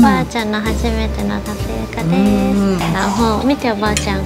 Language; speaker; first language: Japanese; early bilingual, heritage; Chinese